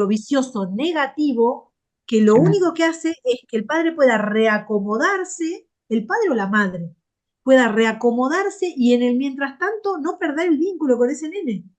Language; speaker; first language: Spanish; native; Spanish